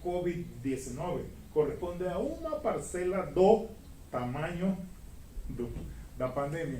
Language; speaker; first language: Portuguese; non-native, fluent; Spanish